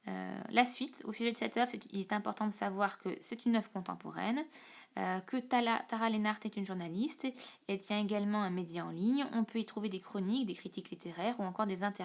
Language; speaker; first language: French; native; French